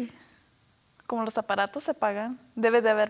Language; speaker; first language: Spanish; early bilingual, other home language; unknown